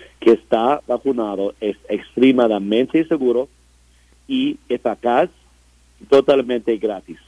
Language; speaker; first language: Spanish; non-native, learner; English